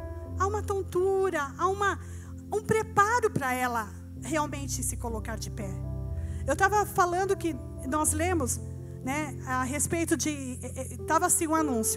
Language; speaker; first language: Portuguese; native; Portuguese